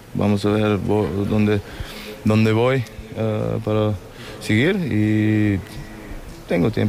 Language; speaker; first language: Spanish; non-native, learner; German